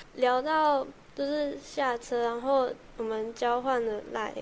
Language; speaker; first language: Chinese; non-native, local second language; Cantonese